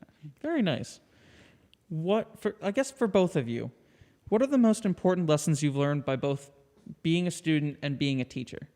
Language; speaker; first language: English; native; English